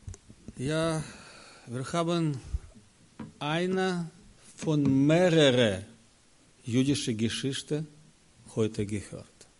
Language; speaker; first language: German; non-native, learner; Russian